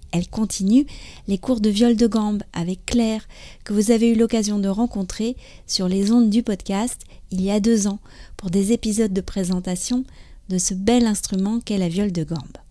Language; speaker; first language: French; native; French